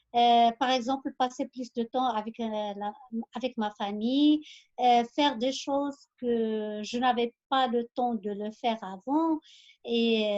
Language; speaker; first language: French; non-native, local second language; Arabic